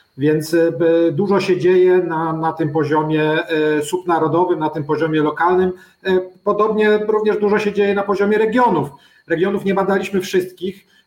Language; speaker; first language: Polish; native; Polish